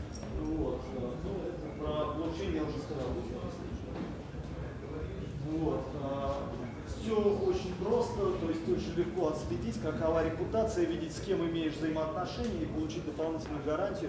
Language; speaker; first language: Russian; native; Russian